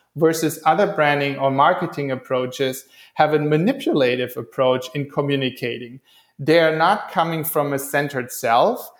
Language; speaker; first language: English; non-native, fluent; German